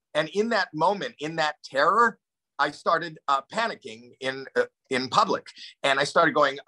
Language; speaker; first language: English; native; English